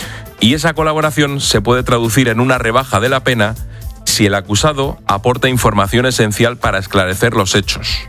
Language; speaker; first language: Spanish; native; Spanish